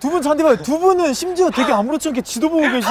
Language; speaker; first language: Korean; native; Korean